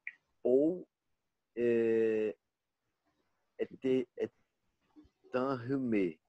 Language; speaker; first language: French; non-native, learner; Portuguese